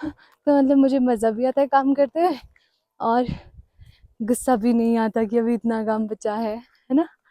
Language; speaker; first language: Hindi; native; Hindi